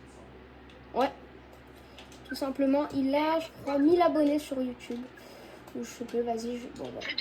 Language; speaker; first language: French; native; French